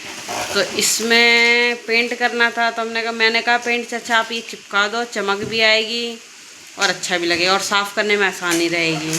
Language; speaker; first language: Hindi; native; Hindi